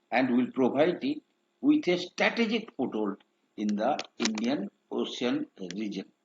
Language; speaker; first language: English; non-native, local second language; Bangla